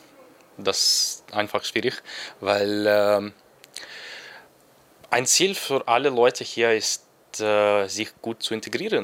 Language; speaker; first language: German; non-native, learner; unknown